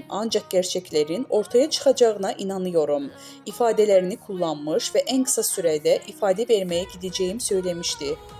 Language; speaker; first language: Turkish; native; Turkish